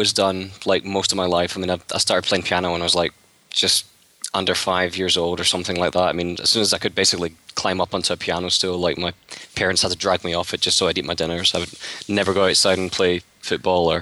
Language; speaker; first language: English; native; English